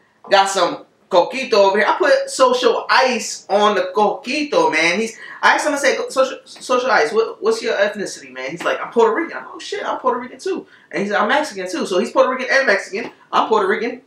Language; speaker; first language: English; native; English